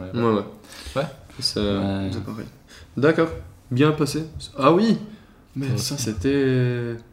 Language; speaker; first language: French; non-native, learner; Swedish